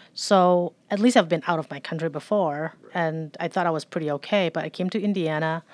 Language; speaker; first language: English; early bilingual, other home language; Burmese